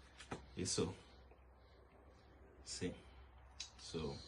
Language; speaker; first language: Portuguese; non-native, learner; English